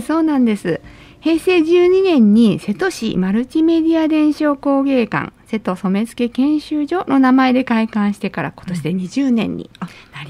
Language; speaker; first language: Japanese; native; Japanese